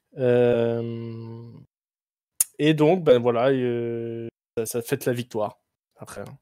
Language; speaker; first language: French; native; French